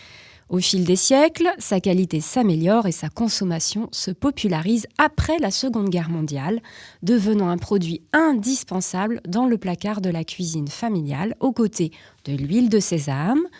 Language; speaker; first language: French; native; French